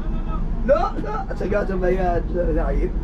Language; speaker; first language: Hebrew; non-native, local second language; Arabic